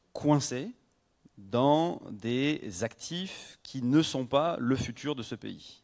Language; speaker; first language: French; native; French